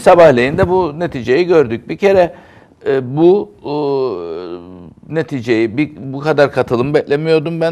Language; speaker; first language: Turkish; native; Turkish